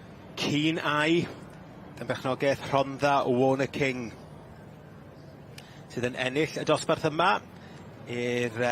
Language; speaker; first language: Welsh; native; Welsh